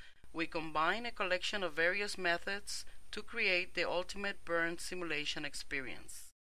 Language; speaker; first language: English; native; English